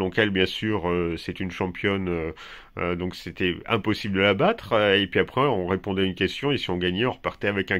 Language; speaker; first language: French; native; French